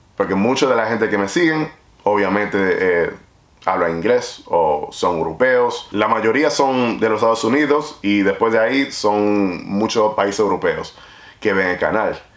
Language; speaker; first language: Spanish; native; Spanish